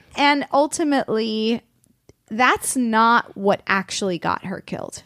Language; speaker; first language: English; non-native, fluent; Spanish